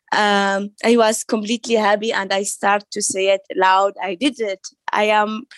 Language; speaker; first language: English; non-native, learner; Arabic